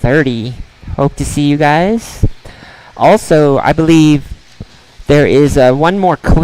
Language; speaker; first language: English; native; English